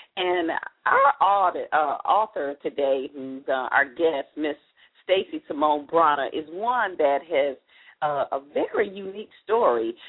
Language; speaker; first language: English; native; English